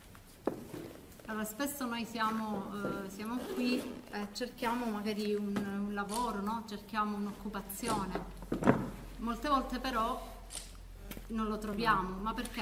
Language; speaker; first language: Italian; native; Italian